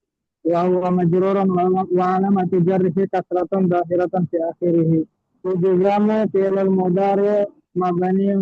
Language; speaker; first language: Arabic; non-native, learner; Indonesian